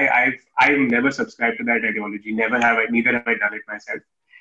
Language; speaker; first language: English; non-native, local second language; Hindi